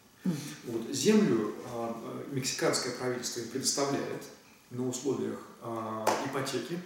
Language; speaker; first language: Russian; native; Russian